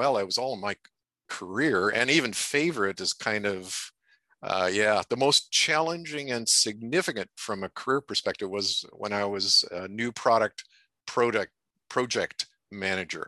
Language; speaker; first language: English; native; English